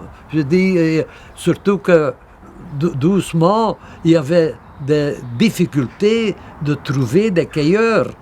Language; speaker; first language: French; non-native, local second language; Dutch